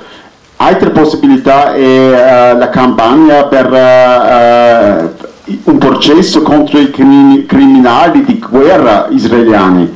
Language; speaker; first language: Italian; non-native, fluent; Arabic